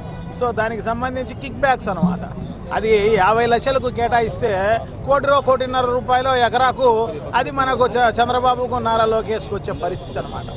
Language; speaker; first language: Telugu; native; Telugu